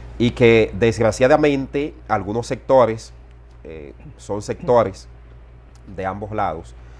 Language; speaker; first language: Spanish; native; Spanish